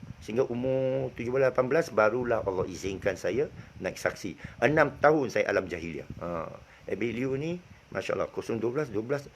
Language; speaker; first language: Malay; non-native, local second language; Chinese